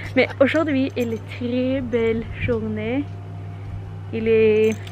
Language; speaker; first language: French; non-native, learner; English